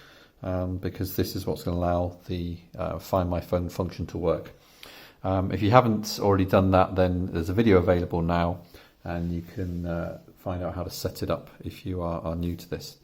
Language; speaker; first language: English; native; English